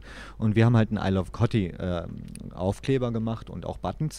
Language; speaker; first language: German; native; German